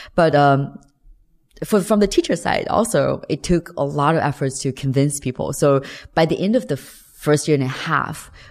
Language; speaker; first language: English; non-native, fluent; Chinese